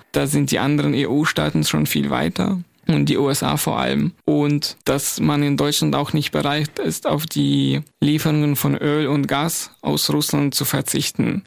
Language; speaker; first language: German; non-native, fluent; Ukrainian